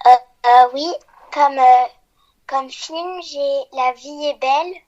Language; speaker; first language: French; early bilingual, heritage; French